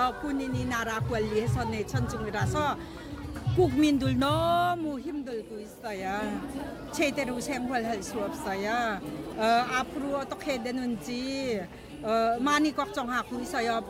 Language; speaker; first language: Korean; non-native, learner; Burmese